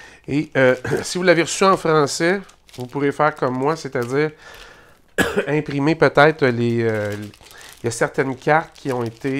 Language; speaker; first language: French; native; French